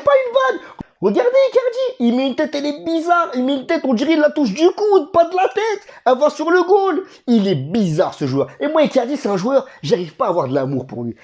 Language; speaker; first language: French; native; French